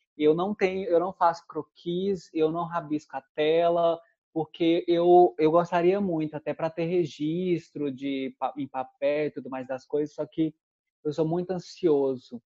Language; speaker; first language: Portuguese; native; Portuguese